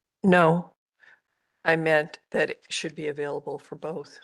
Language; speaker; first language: English; native; English